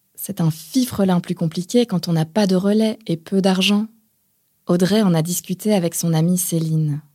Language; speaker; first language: French; native; French